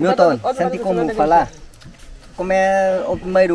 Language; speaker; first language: Portuguese; non-native, learner; Vietnamese